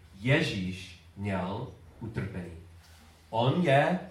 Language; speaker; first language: Czech; non-native, learner; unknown